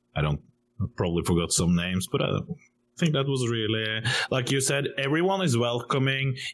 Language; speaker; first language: English; non-native, fluent; Norwegian